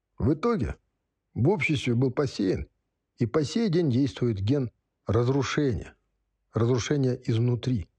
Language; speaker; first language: Russian; non-native, local second language; Kazakh